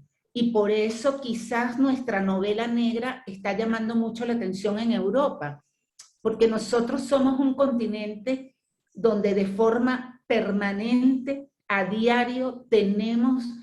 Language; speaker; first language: Spanish; native; Spanish